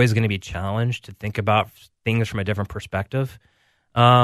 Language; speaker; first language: English; native; English